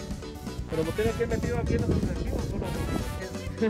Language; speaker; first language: Spanish; native; Spanish